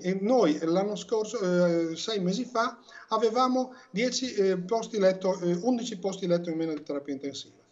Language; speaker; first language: Italian; native; Italian